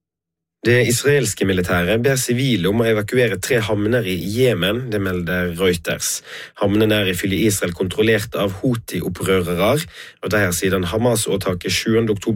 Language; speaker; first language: Norwegian; native; Norwegian